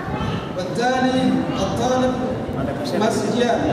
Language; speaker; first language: Arabic; non-native, fluent; Indonesian